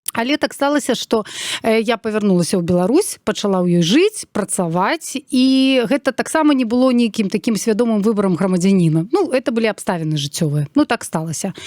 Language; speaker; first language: Belarusian; non-native, local second language; Russian